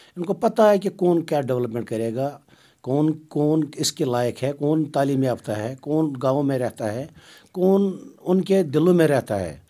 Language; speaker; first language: Hindi; non-native, local second language; Kashmiri